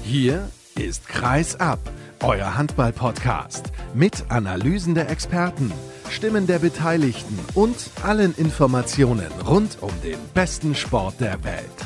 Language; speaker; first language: German; native; German